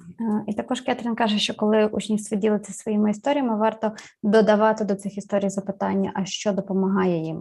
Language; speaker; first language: Ukrainian; native; Ukrainian